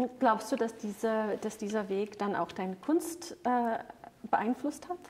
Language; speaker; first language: German; non-native, fluent; English